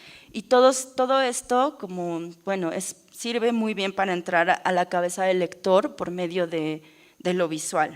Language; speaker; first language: Spanish; native; Spanish